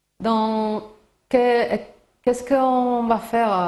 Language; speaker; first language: French; non-native, learner; Spanish